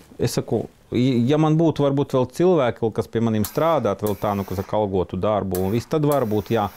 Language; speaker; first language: Latvian; early bilingual, other home language; Ukrainian